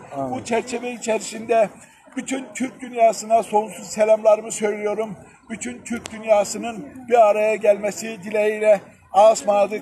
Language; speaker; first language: Turkish; early bilingual, heritage; Turkish